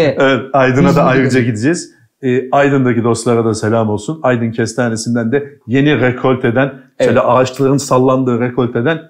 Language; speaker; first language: Turkish; native; Turkish